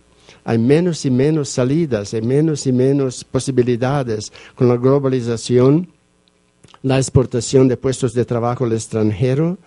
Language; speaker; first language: Spanish; non-native, fluent; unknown